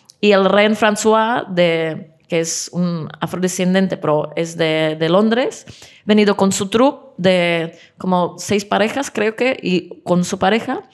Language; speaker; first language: Spanish; non-native, fluent; Czech